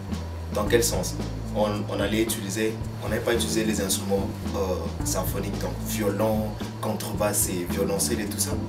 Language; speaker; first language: French; non-native, local second language; Lingala